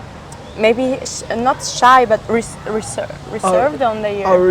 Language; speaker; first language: English; non-native, fluent; Italian